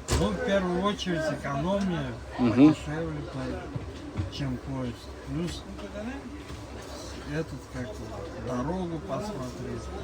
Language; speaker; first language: Russian; non-native, fluent; Uzbek